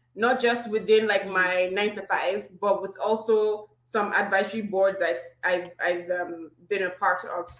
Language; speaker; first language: English; non-native, local second language; Igbo